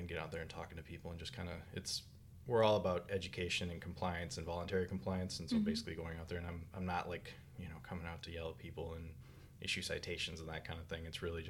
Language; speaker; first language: English; native; English